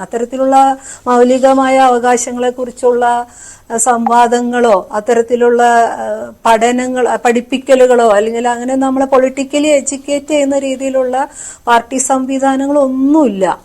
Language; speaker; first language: Malayalam; native; Malayalam